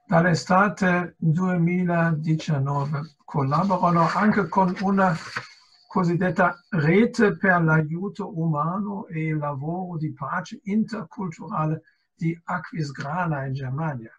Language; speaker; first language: Italian; non-native, fluent; German